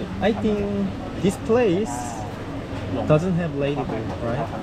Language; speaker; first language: English; non-native, learner; Korean